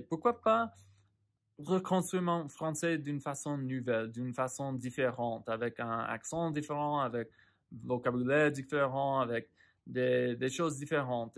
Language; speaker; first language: French; non-native, fluent; English